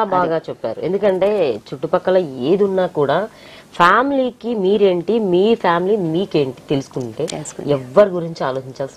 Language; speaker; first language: Telugu; native; Telugu